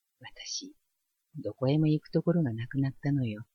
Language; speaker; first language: Japanese; native; Japanese